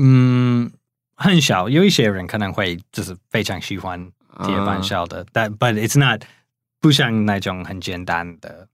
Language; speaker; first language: Chinese; non-native, fluent; English